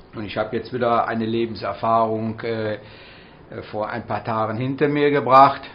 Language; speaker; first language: German; native; German